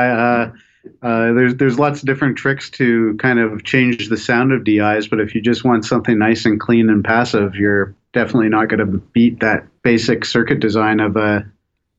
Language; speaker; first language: English; native; English